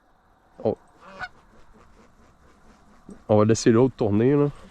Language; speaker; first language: French; native; French